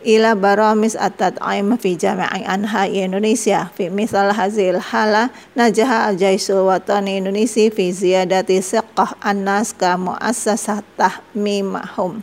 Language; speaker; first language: Arabic; non-native, learner; Indonesian